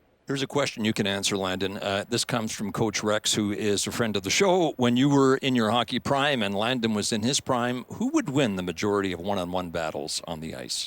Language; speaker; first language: English; native; English